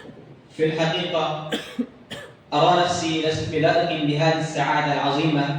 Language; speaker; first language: Arabic; non-native, fluent; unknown